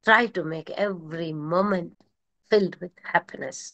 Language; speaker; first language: English; non-native, local second language; Kannada